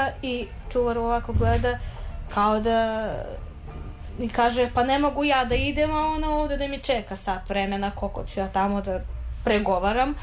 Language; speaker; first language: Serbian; non-native, fluent; Russian